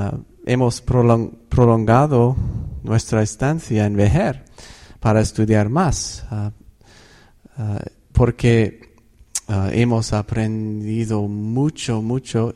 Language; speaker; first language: Spanish; non-native, fluent; English